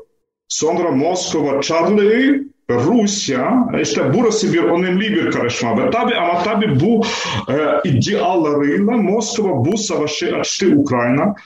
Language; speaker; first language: Turkish; non-native, fluent; Ukrainian